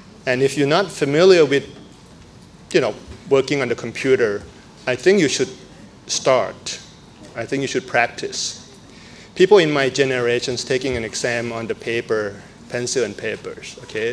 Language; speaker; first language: English; non-native, fluent; Thai